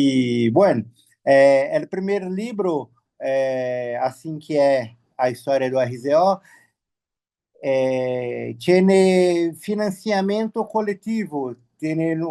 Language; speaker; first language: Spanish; non-native, learner; Portuguese